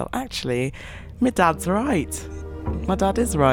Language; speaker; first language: English; native; English